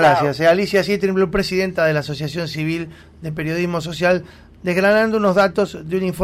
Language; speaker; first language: Spanish; native; Spanish